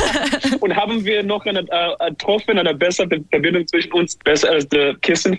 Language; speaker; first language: German; non-native, learner; English